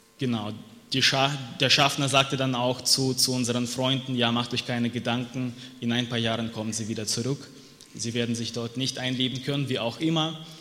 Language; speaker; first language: German; non-native, fluent; Russian